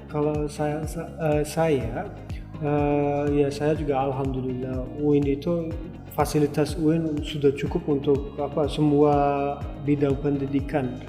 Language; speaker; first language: Indonesian; non-native, fluent; Turkmen